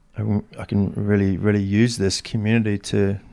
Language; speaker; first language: English; native; English